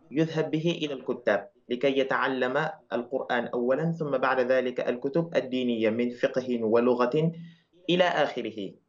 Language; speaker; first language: Arabic; non-native, fluent; Wolof